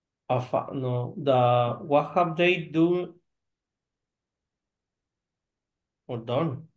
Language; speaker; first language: English; non-native, learner; Spanish